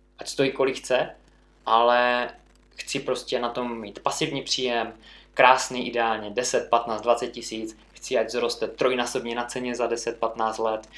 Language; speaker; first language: Czech; native; Czech